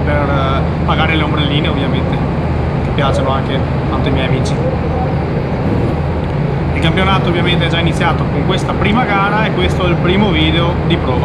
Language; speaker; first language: Italian; native; Italian